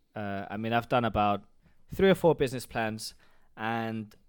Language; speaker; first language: English; non-native, fluent; Spanish